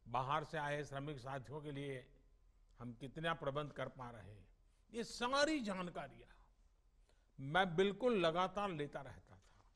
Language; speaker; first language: Hindi; non-native, local second language; Gujarati